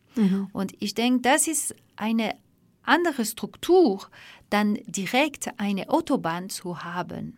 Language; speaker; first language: German; non-native, fluent; French